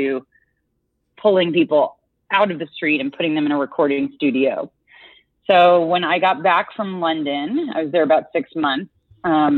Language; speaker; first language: English; native; English